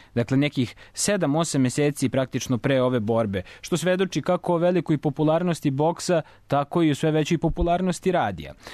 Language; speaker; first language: Serbian; native; Serbian